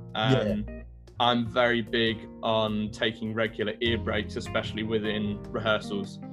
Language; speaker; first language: English; native; English